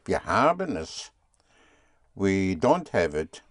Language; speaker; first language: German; non-native, fluent; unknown